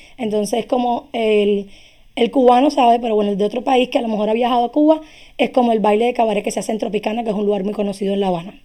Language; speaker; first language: Spanish; native; Spanish